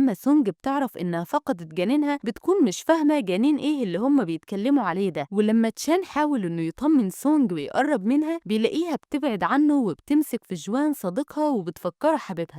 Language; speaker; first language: Arabic; native; Arabic